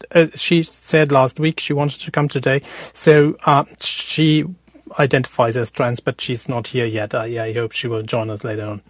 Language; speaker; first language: English; non-native, fluent; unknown